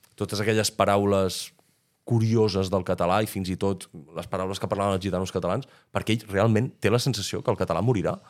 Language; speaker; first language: Catalan; native; Catalan